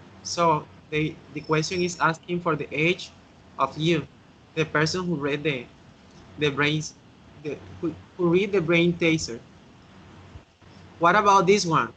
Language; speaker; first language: English; non-native, learner; Spanish